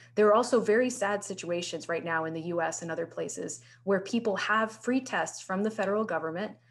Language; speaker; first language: English; native; English